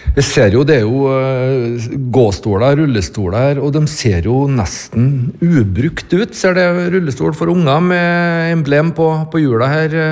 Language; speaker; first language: Norwegian; native; Norwegian